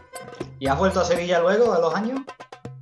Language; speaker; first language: Spanish; native; Spanish